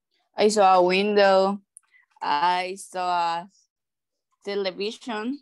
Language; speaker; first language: English; non-native, learner; Spanish